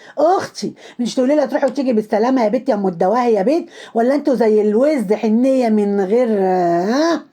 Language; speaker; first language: Arabic; native; Arabic